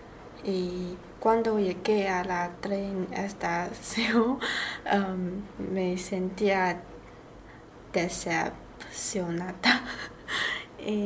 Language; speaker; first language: Spanish; non-native, learner; Chinese